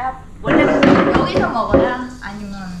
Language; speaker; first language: Korean; non-native, learner; Vietnamese